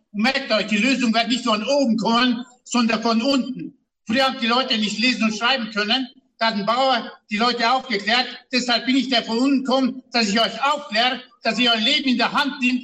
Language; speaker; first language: German; non-native, fluent; Romanian